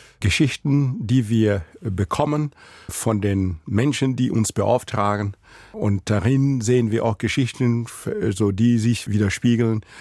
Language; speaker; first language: German; non-native, fluent; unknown